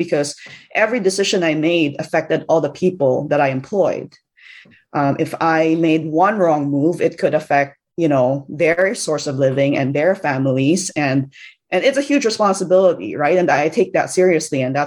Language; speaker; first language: English; non-native, local second language; Cebuano